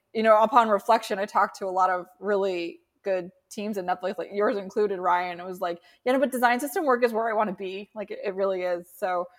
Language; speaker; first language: English; native; English